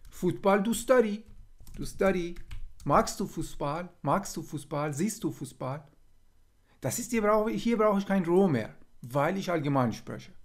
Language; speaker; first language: German; non-native, fluent; Persian